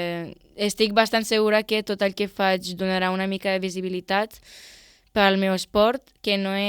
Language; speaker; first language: Catalan; non-native, local second language; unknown